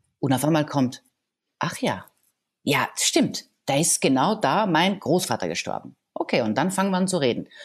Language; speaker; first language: German; non-native, fluent; French